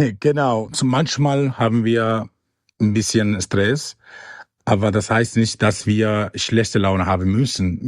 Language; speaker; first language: German; non-native, learner; Spanish